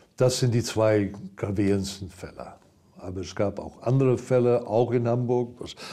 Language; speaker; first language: German; non-native, fluent; English